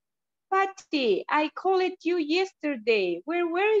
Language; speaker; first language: English; non-native, learner; Spanish